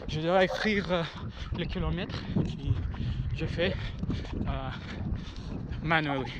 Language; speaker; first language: French; non-native, learner; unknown